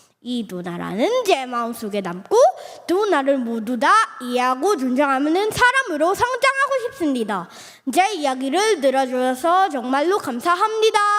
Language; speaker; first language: Korean; early bilingual, other home language; Filipino